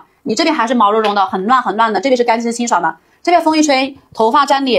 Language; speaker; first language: Chinese; native; Chinese